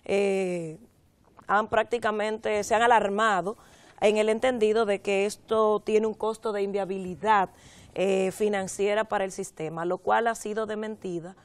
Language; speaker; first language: Spanish; native; Spanish